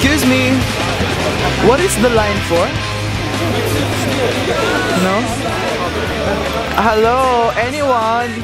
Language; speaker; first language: English; non-native, local second language; Filipino